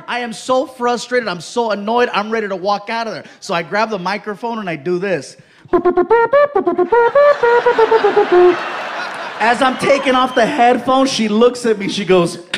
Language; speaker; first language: English; native; English